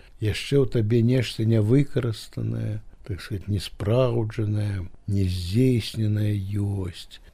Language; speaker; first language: Belarusian; native; Belarusian